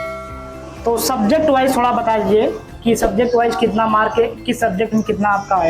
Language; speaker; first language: Hindi; native; Hindi